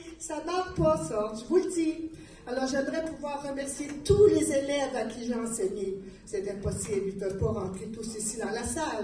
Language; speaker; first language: French; native; French